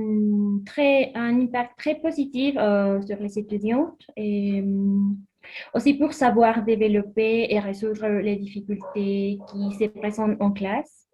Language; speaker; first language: French; non-native, learner; Spanish